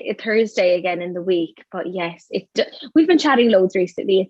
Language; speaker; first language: English; native; English